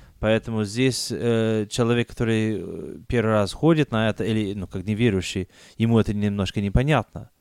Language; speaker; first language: Russian; non-native, fluent; English